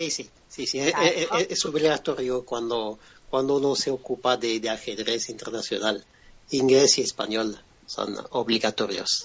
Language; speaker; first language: Spanish; non-native, fluent; French